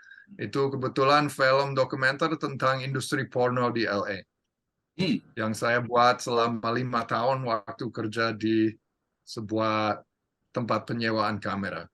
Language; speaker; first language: Indonesian; non-native, fluent; English